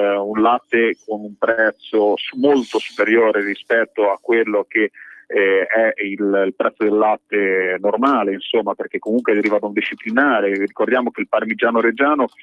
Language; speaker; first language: Italian; native; Italian